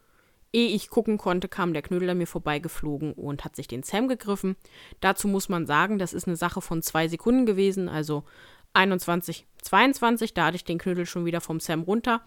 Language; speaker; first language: German; native; German